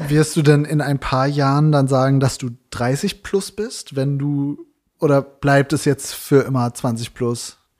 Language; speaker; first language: German; native; German